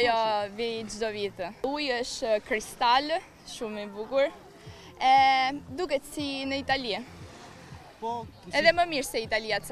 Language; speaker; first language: Albanian; early bilingual, heritage; Albanian